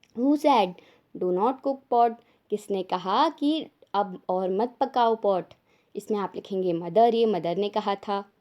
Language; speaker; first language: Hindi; native; Hindi